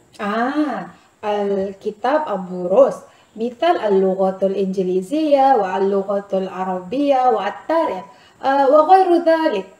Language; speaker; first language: Arabic; non-native, learner; Malay